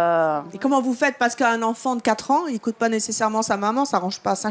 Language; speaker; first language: French; native; French